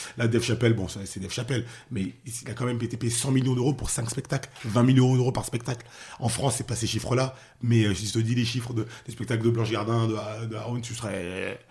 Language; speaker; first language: French; early bilingual, other home language; Haitian Creole